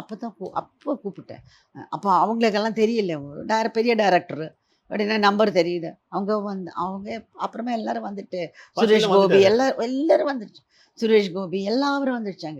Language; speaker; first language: Tamil; non-native, learner; Malayalam